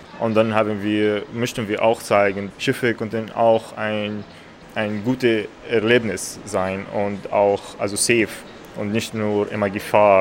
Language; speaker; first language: German; non-native, learner; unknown